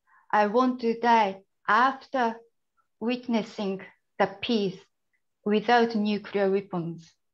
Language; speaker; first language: English; non-native, fluent; Japanese